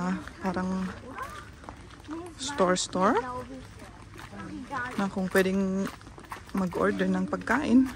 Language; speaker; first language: Filipino; native; Filipino